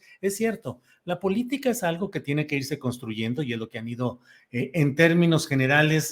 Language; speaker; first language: Spanish; native; Spanish